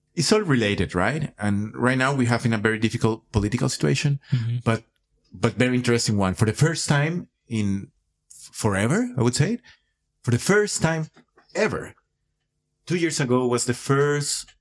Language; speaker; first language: English; non-native, fluent; Spanish